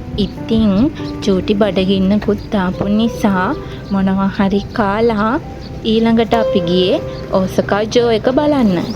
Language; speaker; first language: Sinhala; native; Sinhala